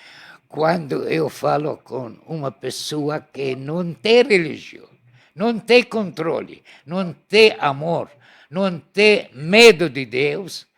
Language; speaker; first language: Portuguese; non-native, learner; Arabic